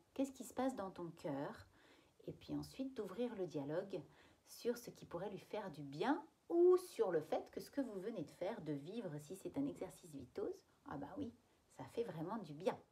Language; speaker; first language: French; native; French